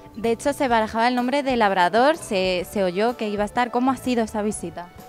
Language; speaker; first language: Spanish; native; Spanish